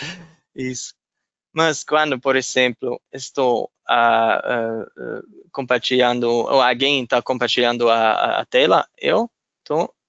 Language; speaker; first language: Portuguese; non-native, fluent; German